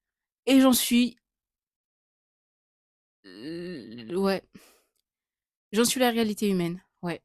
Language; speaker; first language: French; native; French